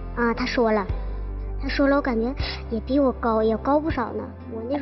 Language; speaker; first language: Chinese; native; Chinese